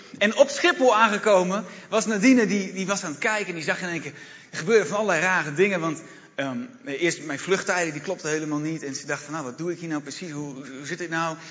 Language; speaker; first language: Dutch; native; Dutch